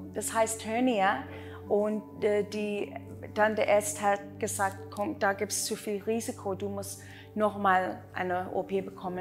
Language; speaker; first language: German; non-native, learner; Afrikaans